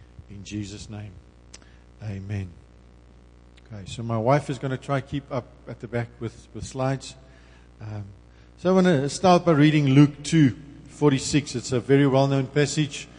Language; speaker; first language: English; non-native, local second language; Afrikaans